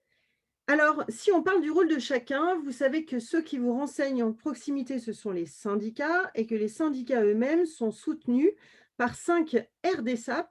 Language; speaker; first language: French; native; French